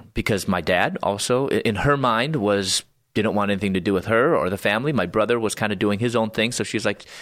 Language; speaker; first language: English; native; English